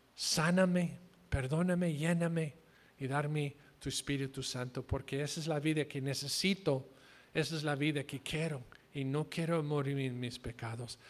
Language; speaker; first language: Spanish; non-native, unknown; English